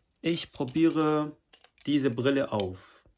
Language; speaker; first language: German; non-native, fluent; Arabic